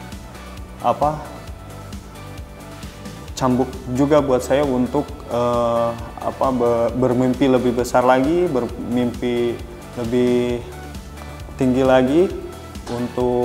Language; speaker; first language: Indonesian; native; Indonesian